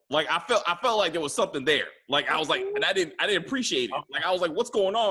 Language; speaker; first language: English; native; English